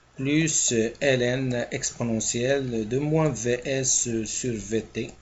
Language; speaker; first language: French; non-native, local second language; Arabic